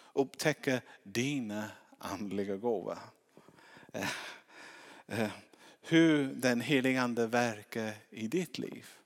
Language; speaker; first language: Swedish; non-native, fluent; English